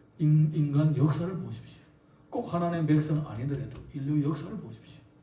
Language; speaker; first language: Korean; native; Korean